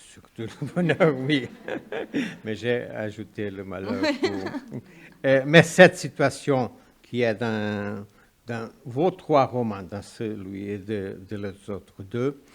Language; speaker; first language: French; non-native, fluent; Portuguese